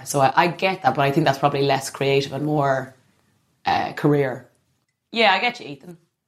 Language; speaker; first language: English; native; English